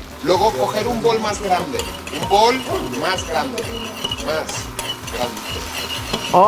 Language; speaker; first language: Spanish; non-native, fluent; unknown